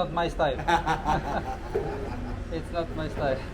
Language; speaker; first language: English; non-native, learner; French